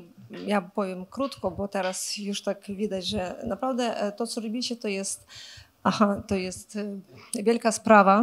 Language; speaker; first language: Polish; non-native, fluent; Ukrainian